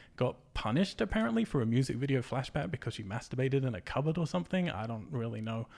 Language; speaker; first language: English; native; English